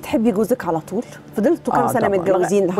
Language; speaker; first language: Arabic; native; Arabic